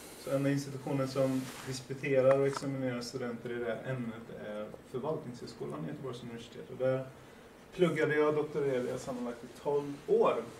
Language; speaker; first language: Swedish; early bilingual, other home language; Persian